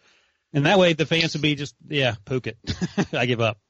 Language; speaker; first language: English; native; English